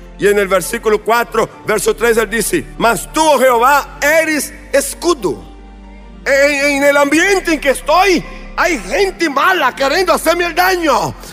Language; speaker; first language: Spanish; non-native, fluent; Portuguese